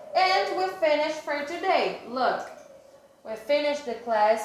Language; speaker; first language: English; non-native, fluent; Portuguese